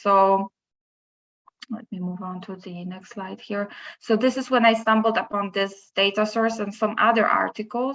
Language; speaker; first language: English; non-native, fluent; Polish